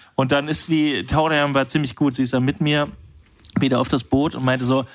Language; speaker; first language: German; native; German